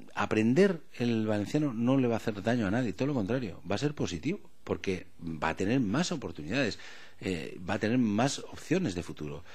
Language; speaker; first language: Spanish; non-native, local second language; Catalan